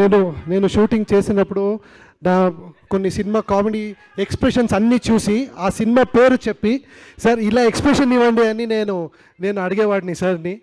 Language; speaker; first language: Telugu; non-native, learner; Kannada